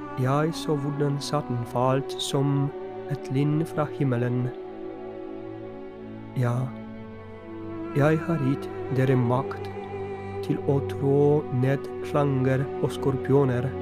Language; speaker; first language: Norwegian; non-native, fluent; Polish